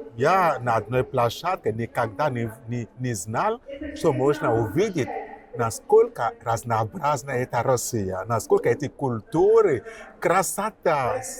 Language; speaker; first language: Russian; non-native, fluent; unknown